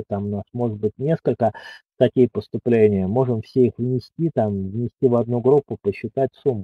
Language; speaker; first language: Russian; native; Russian